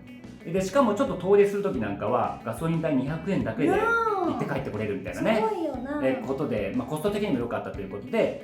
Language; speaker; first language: Japanese; native; Japanese